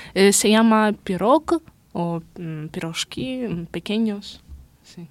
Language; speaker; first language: Spanish; non-native, learner; Russian